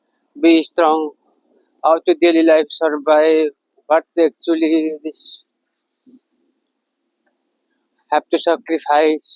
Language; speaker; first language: English; non-native, learner; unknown